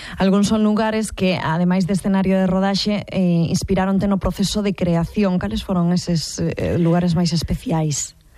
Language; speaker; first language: Galician; native; Galician